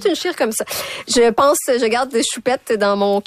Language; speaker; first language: French; native; French